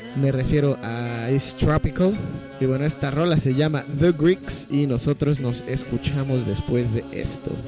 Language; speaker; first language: Spanish; native; Spanish